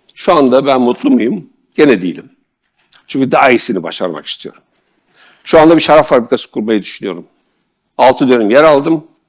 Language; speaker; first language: Turkish; native; Turkish